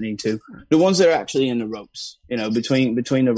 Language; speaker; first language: English; native; English